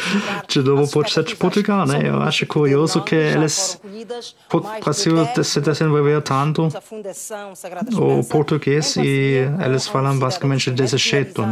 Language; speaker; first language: Portuguese; non-native, fluent; Spanish